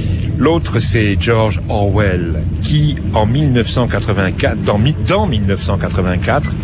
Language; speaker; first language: French; native; French